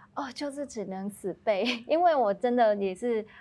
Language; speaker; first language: Chinese; non-native, fluent; Vietnamese